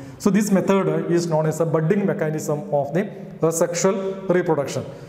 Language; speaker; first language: English; non-native, local second language; Marathi